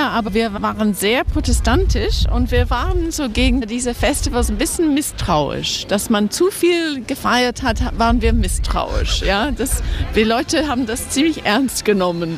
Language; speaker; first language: German; non-native, fluent; English